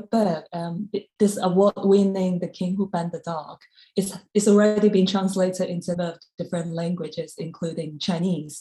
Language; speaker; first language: English; non-native, local second language; Cantonese